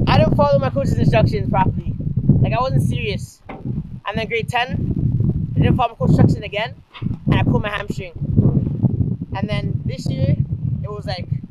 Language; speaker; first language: English; native; English